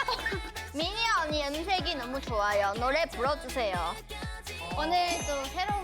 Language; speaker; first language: Korean; non-native, fluent; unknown